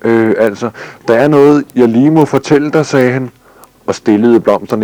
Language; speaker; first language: Danish; native; Danish